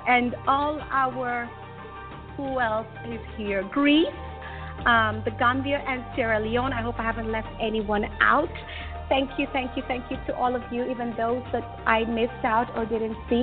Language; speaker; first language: English; native; English